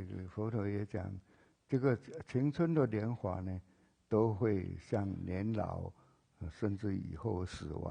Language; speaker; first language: Chinese; native; Chinese